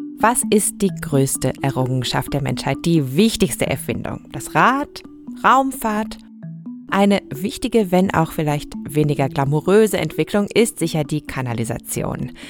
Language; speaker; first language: German; native; German